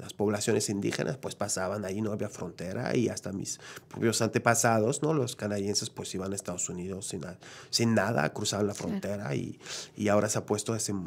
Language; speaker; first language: Spanish; non-native, fluent; French